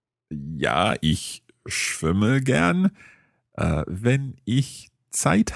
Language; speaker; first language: German; non-native, learner; English